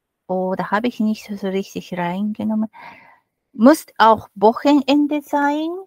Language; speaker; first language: German; non-native, fluent; Japanese